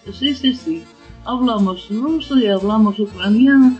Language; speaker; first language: Spanish; non-native, learner; Ukrainian